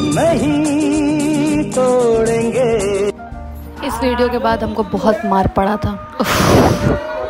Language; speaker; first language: Hindi; native; Hindi